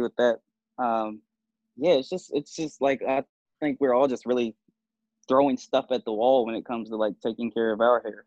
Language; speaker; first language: English; native; English